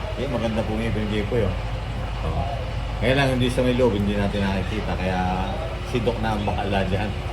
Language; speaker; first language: Filipino; native; Filipino